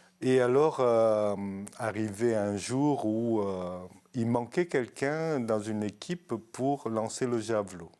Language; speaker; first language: French; early bilingual, other home language; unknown